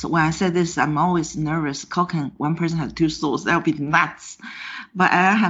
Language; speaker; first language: English; non-native, fluent; Chinese